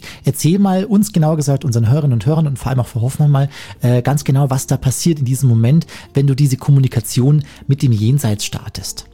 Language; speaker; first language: German; native; German